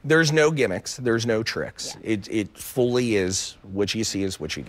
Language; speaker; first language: English; native; English